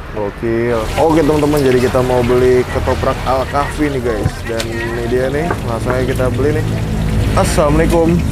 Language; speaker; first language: Indonesian; native; Indonesian